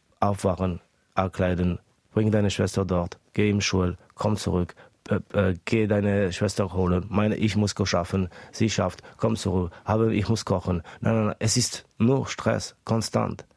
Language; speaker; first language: German; early bilingual, other home language; Estonian